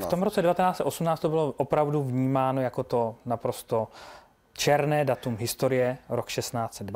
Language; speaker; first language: Czech; native; Czech